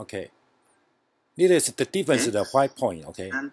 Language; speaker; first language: English; non-native, learner; Chinese